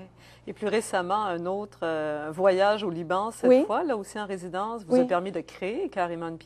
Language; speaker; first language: French; native; French